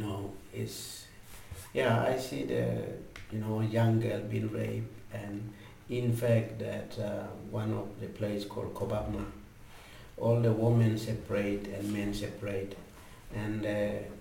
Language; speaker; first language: English; non-native, learner; Indonesian